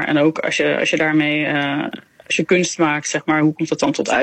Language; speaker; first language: Dutch; native; Dutch